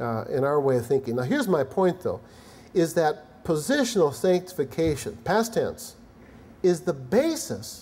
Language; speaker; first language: English; native; English